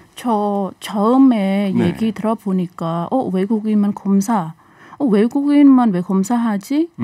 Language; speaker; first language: Korean; non-native, learner; Khmer